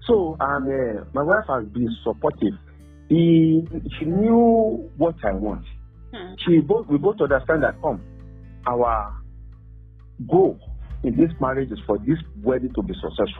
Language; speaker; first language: English; non-native, local second language; Yoruba